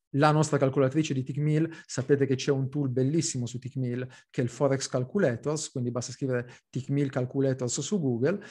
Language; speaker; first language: Italian; early bilingual, heritage; Italian